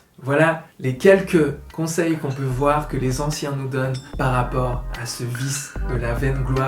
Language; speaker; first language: French; native; French